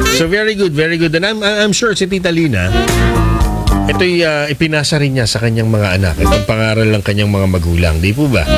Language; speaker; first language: Filipino; native; Filipino